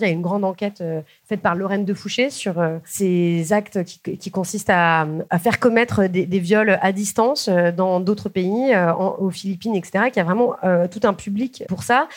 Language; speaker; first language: French; native; French